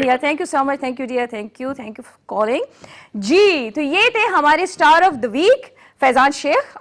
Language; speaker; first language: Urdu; non-native, local second language; Pashto